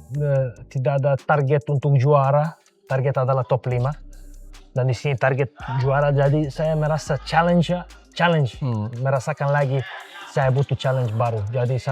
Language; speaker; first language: Indonesian; non-native, fluent; Serbian